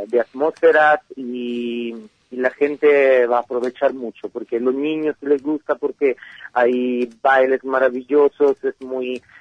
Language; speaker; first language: Spanish; non-native, fluent; Italian